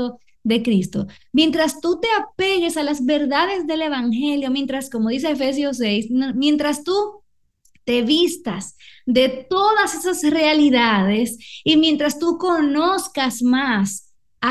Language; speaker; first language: Spanish; native; Spanish